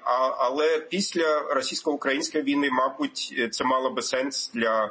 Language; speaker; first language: Ukrainian; non-native, fluent; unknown